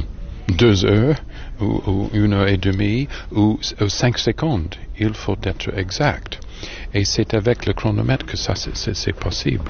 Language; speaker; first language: French; non-native, learner; English